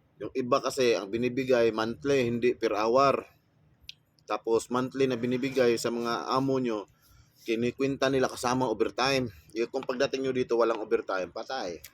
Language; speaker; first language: Filipino; non-native, local second language; Cebuano